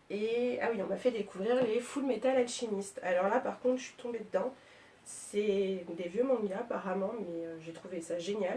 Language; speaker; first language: French; native; French